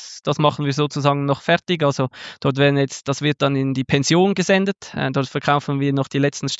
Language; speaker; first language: German; native; German